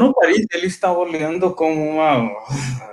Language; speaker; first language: Portuguese; non-native, fluent; Hindi